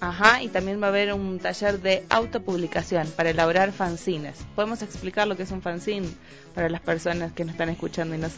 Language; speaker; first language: Spanish; native; Spanish